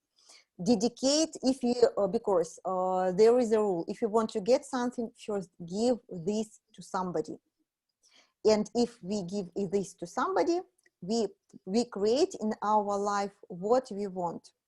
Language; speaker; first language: English; non-native, fluent; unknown